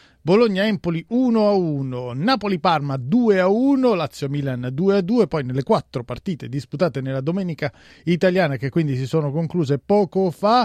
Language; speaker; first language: Italian; native; Italian